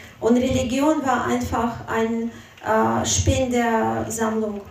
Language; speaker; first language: German; non-native, fluent; Russian